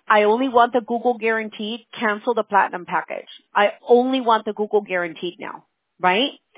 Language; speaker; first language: English; early bilingual, other home language; Spanish